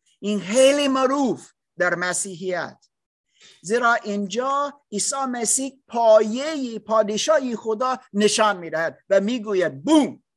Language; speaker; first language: Persian; non-native, learner; English